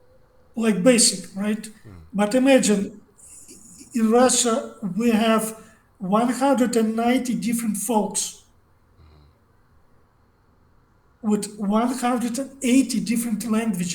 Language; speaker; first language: English; non-native, learner; Russian